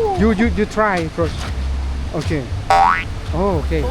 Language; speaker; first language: English; non-native, learner; Lao